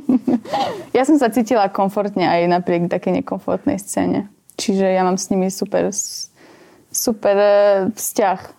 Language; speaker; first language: Slovak; native; Slovak